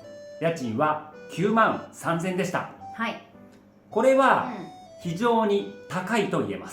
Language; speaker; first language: Japanese; native; Japanese